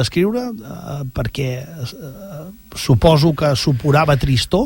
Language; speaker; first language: Catalan; native; Catalan